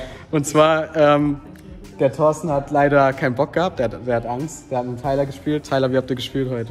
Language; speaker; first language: German; native; German